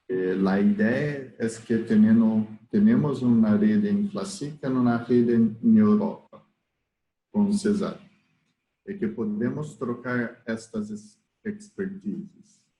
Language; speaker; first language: Spanish; non-native, learner; Portuguese